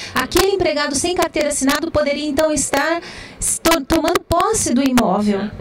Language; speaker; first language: Portuguese; native; Portuguese